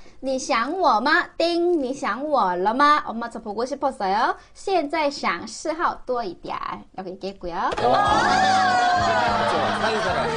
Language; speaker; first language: Chinese; non-native, fluent; Korean